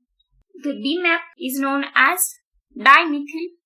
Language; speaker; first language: English; non-native, local second language; Marathi